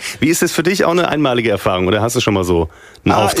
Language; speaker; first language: German; native; German